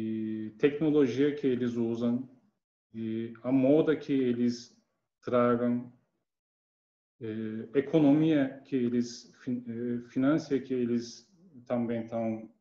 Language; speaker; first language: Portuguese; non-native, learner; Turkish